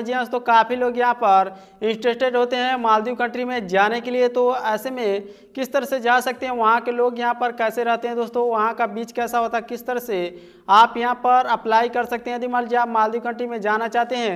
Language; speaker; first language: Hindi; native; Hindi